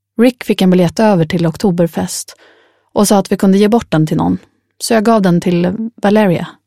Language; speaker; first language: Swedish; native; Swedish